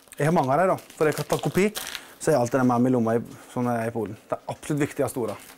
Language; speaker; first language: Norwegian; native; Norwegian